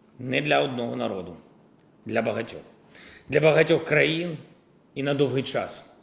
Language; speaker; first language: Ukrainian; non-native, local second language; Russian